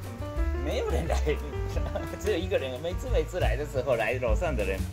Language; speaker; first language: Chinese; non-native, fluent; Japanese